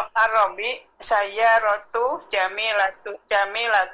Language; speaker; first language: Arabic; non-native, learner; Indonesian